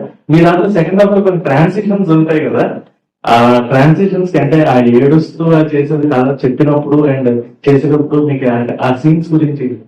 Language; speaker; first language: Telugu; native; Telugu